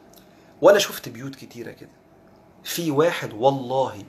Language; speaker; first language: Arabic; native; Arabic